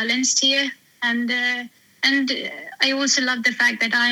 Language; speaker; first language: English; non-native, local second language; Hindi